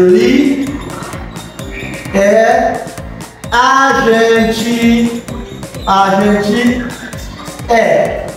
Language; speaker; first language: Portuguese; non-native, fluent; Haitian Creole